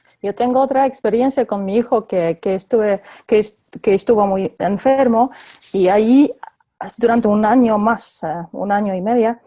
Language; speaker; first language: Spanish; non-native, fluent; Polish